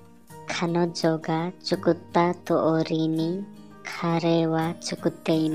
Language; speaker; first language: Japanese; non-native, learner; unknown